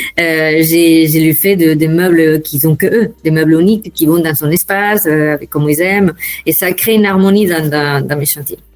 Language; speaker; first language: French; non-native, fluent; Spanish